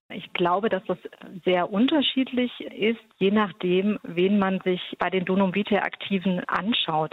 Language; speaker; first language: German; native; German